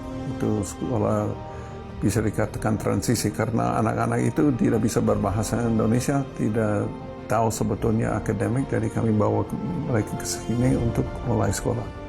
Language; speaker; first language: Indonesian; non-native, fluent; English